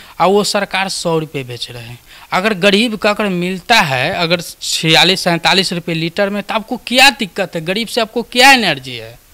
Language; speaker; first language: Hindi; native; Hindi